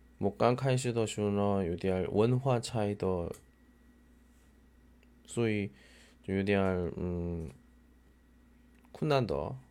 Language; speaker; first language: Chinese; non-native, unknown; Korean